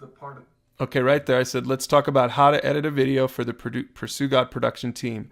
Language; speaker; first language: English; native; English